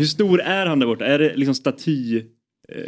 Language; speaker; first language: Swedish; native; Swedish